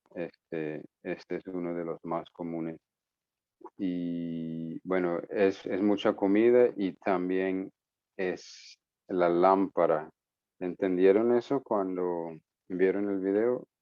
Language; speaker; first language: Spanish; non-native, fluent; English